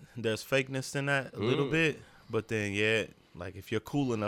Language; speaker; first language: English; native; English